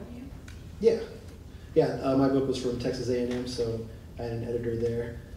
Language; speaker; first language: English; native; English